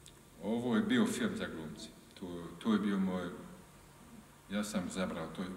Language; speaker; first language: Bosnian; non-native, learner; French